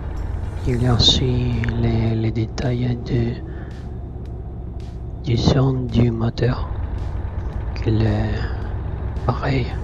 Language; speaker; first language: French; non-native, learner; Italian